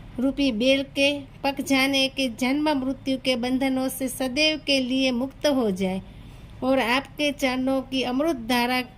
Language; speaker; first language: Hindi; non-native, local second language; Gujarati